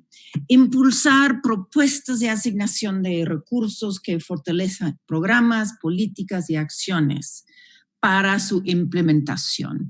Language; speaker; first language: Spanish; non-native, fluent; English